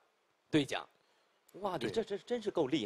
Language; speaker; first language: Chinese; native; Chinese